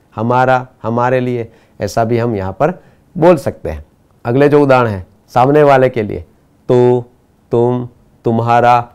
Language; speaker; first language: Hindi; non-native, local second language; Gujarati